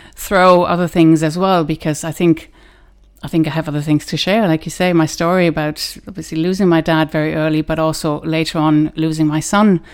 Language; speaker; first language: English; non-native, fluent; German